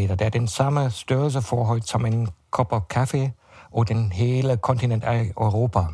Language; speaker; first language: Danish; non-native, fluent; German